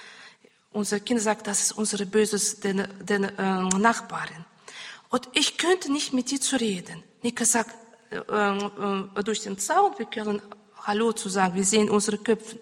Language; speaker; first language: German; non-native, learner; Russian